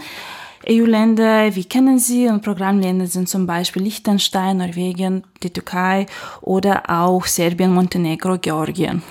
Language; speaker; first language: German; non-native, fluent; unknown